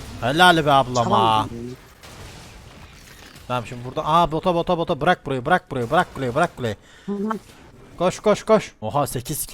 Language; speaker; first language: Turkish; native; Turkish